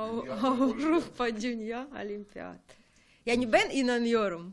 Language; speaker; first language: Turkish; non-native, learner; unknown